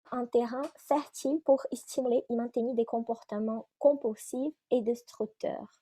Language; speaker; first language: French; non-native, fluent; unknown